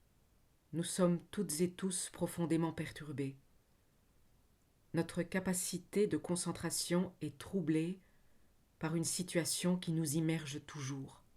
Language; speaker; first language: French; native; French